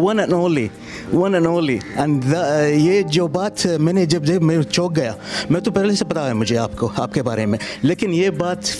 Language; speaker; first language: Hindi; non-native, learner; Arabic